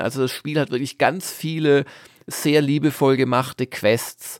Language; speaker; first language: German; native; German